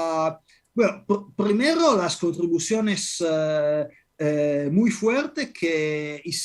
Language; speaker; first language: Spanish; non-native, fluent; Italian